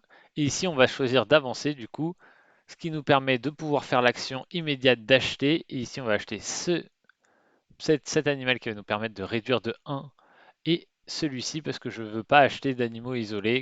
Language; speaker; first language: French; native; French